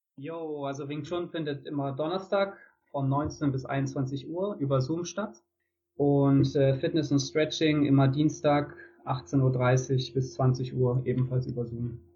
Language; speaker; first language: German; native; German